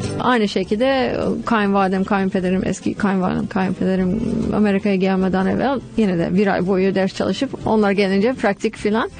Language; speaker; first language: Turkish; non-native, fluent; English